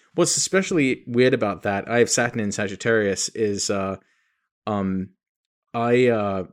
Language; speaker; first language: English; native; English